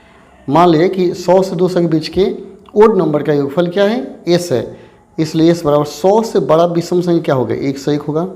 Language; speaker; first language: Hindi; native; Hindi